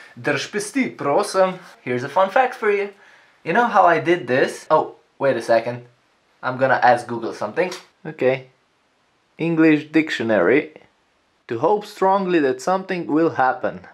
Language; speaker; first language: English; non-native, fluent; Slovenian